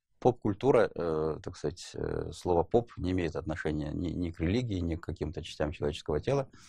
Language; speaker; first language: Russian; native; Russian